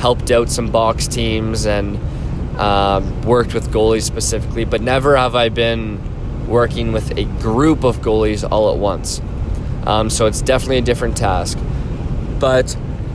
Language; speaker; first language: English; native; English